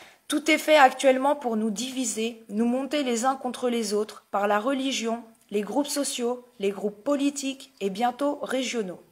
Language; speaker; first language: French; native; French